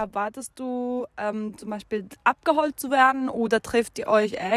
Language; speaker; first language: German; non-native, fluent; Spanish